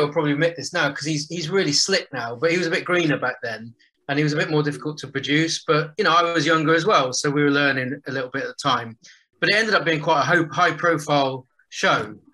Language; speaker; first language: English; native; English